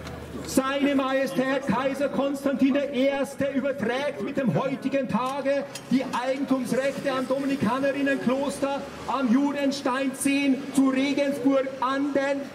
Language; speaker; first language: German; native; German